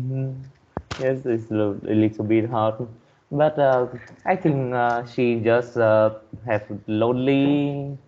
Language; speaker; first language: English; non-native, learner; Vietnamese